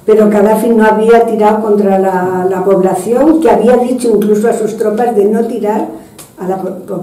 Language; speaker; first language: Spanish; non-native, fluent; French